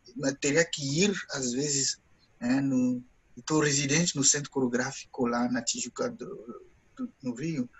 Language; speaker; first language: Portuguese; non-native, fluent; Ewe